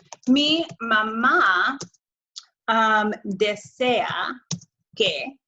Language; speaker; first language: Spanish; non-native, fluent; English